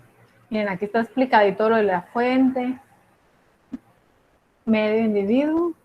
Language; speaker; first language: Spanish; native; Spanish